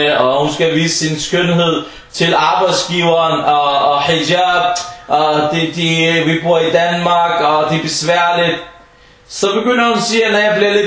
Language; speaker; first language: Danish; early bilingual, other home language; Arabic